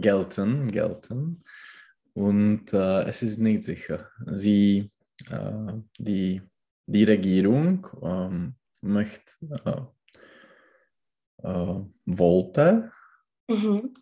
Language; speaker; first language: German; non-native, learner; Czech